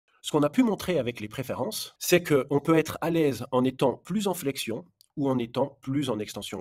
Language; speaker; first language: French; native; French